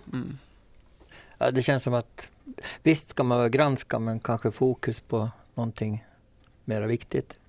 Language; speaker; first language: Swedish; native; Swedish